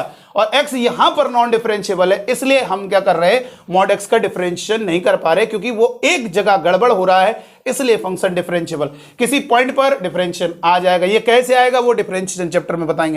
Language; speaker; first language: Hindi; native; Hindi